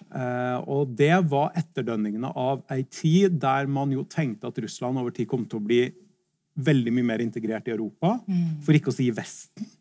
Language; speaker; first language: Norwegian; native; Norwegian